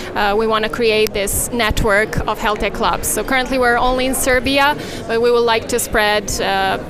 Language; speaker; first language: English; non-native, fluent; Serbian